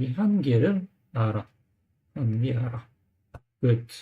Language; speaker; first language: Korean; non-native, learner; English